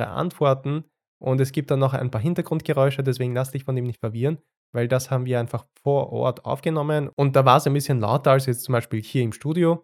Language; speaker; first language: German; native; German